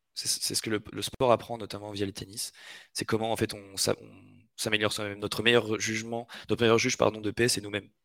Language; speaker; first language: French; native; French